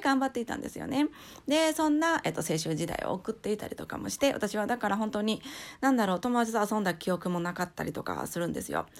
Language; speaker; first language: Japanese; native; Japanese